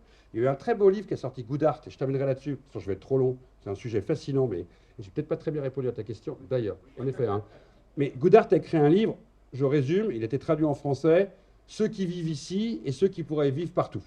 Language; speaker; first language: French; native; French